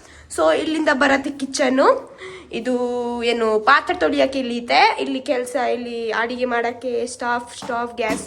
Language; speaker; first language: Kannada; non-native, local second language; Hindi